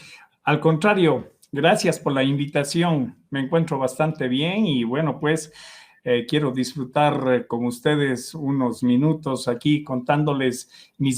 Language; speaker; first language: Spanish; native; Spanish